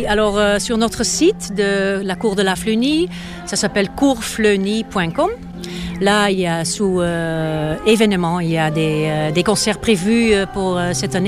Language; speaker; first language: French; non-native, fluent; Dutch